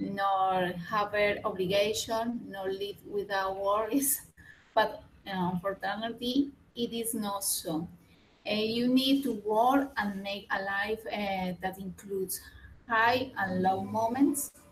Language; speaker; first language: English; non-native, learner; Spanish